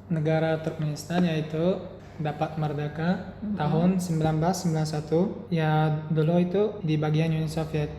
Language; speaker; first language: Indonesian; non-native, fluent; Turkmen